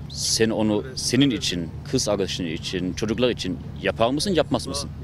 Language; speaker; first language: Turkish; non-native, learner; German